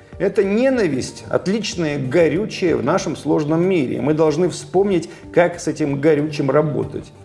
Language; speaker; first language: Russian; native; Russian